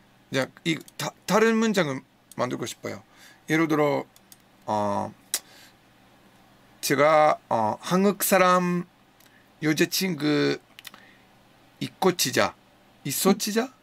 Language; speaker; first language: Korean; non-native, learner; English